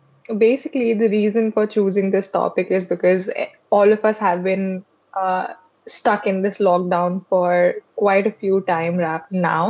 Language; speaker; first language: English; non-native, local second language; Hindi